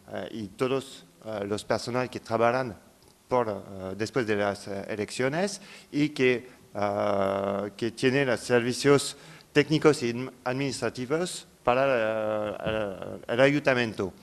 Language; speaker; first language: Spanish; non-native, fluent; French